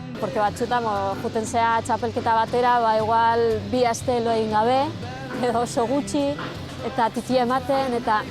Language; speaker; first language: Basque; non-native, learner; Spanish